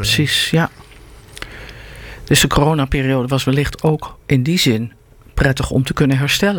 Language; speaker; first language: Dutch; native; Dutch